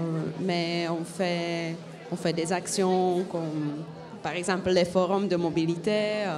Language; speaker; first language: French; non-native, fluent; Czech